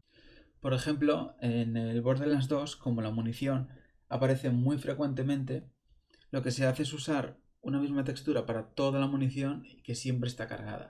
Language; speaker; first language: Spanish; native; Spanish